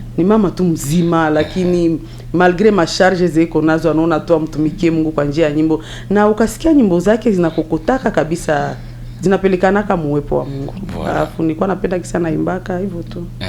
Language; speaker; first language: Swahili; native; Swahili